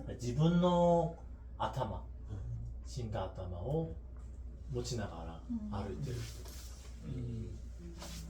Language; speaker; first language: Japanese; non-native, learner; Korean